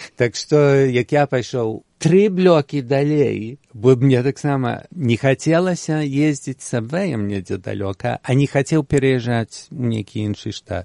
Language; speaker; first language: Belarusian; early bilingual, heritage; Belarusian